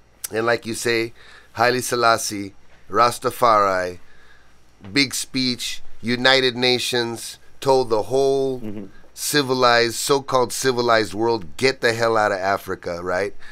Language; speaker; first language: English; early bilingual, other home language; Spanish